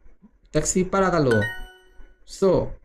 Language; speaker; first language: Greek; non-native, learner; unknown